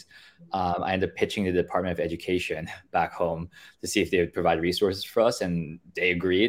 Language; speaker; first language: English; non-native, local second language; Filipino